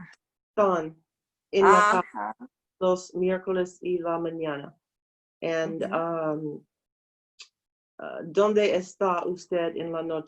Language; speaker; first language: Spanish; non-native, learner; English